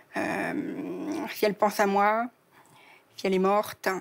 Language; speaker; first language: French; native; French